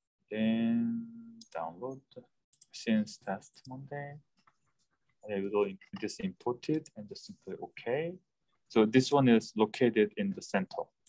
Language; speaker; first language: English; non-native, fluent; Korean